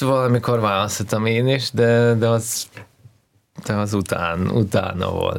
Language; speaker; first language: Hungarian; non-native, fluent; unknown